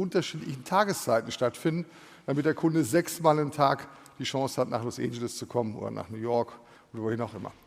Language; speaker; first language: German; native; German